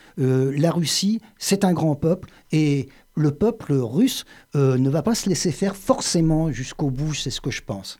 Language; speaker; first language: French; native; French